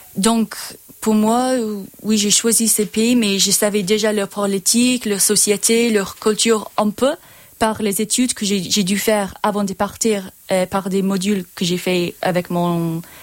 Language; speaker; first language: French; non-native, learner; English